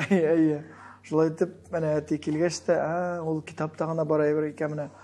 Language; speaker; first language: Tatar; early bilingual, heritage; Tatar